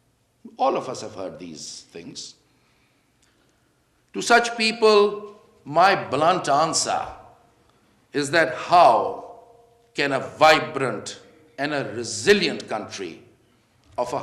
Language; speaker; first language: English; non-native, local second language; Urdu